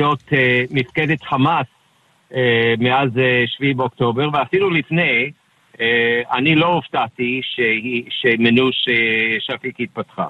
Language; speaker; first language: Hebrew; non-native, fluent; English